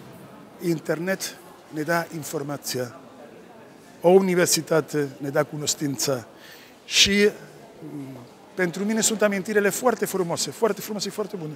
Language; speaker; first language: Romanian; non-native, learner; Spanish